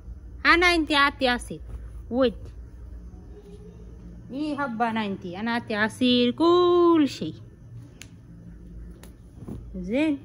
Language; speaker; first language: Arabic; non-native, learner; Bangla